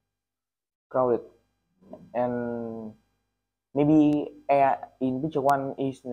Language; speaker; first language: English; non-native, learner; Vietnamese